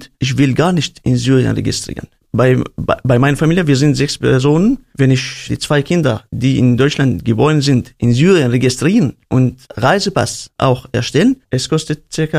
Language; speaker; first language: German; non-native, learner; Arabic